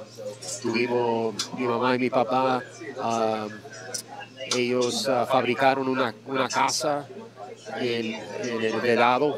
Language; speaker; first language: Spanish; early bilingual, heritage; Spanish